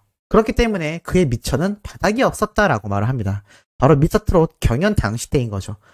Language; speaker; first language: Korean; native; Korean